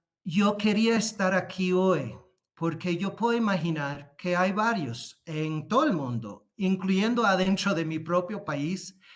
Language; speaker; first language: Spanish; non-native, fluent; English